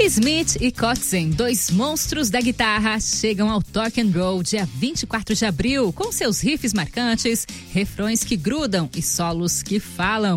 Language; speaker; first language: Portuguese; native; Portuguese